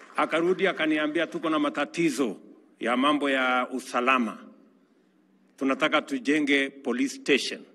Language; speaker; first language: Swahili; non-native, local second language; Kalenjin